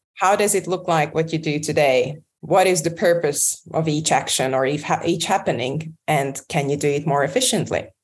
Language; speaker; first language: English; non-native, fluent; Hungarian